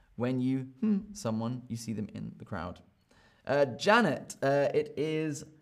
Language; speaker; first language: English; native; English